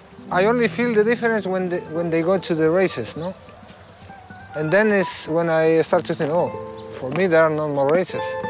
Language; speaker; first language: English; non-native, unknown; Spanish